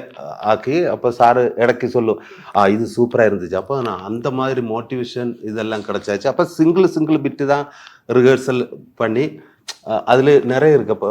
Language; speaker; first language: Tamil; non-native, learner; Malayalam